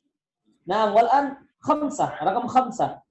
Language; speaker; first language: Arabic; non-native, fluent; Indonesian